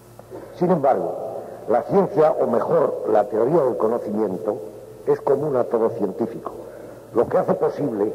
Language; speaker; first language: Spanish; native; Spanish